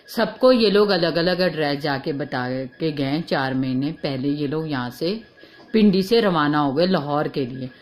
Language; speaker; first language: Urdu; native; Urdu